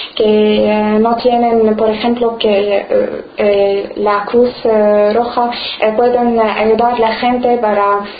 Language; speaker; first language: Spanish; non-native, learner; Arabic